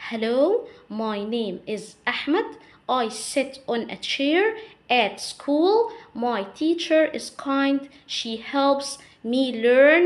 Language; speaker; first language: English; non-native, fluent; Arabic